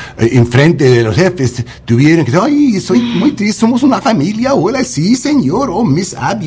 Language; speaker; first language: Spanish; non-native, learner; English